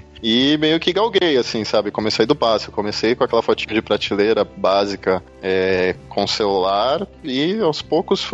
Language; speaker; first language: Portuguese; native; Portuguese